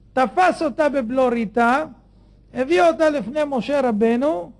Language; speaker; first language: Hebrew; native; Hebrew